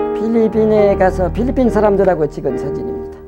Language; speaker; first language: Korean; non-native, fluent; French